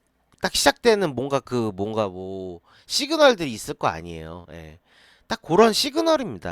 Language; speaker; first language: Korean; native; Korean